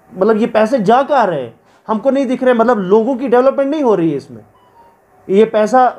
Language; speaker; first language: Hindi; non-native, local second language; Kashmiri